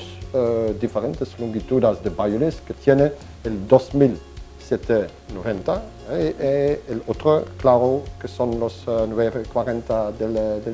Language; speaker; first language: Spanish; non-native, learner; German